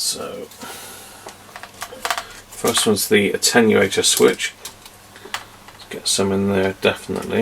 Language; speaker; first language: English; native; English